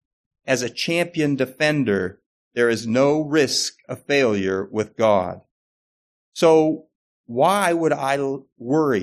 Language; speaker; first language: English; native; English